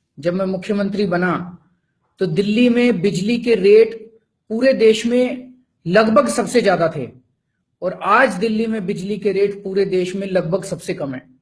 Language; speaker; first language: Hindi; native; Hindi